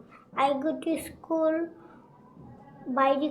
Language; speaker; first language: English; non-native, learner; Bangla